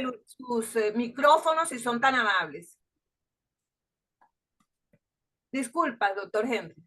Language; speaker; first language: Spanish; native; Spanish